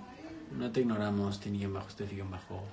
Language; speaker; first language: Spanish; native; Spanish